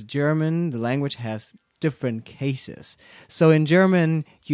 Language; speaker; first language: English; non-native, fluent; German